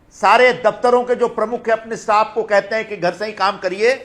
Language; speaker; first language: Hindi; non-native, local second language; Marathi